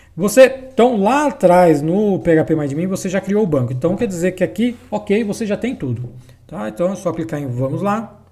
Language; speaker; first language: Portuguese; native; Portuguese